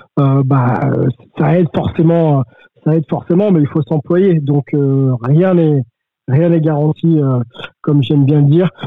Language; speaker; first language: French; native; French